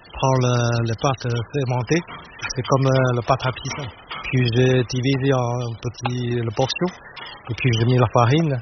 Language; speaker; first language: French; non-native, learner; Chinese